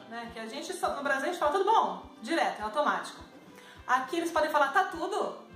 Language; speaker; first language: Portuguese; native; Portuguese